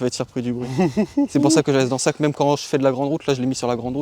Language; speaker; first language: French; native; French